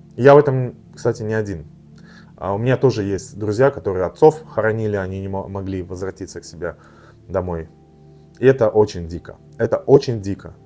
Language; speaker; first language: Russian; native; Russian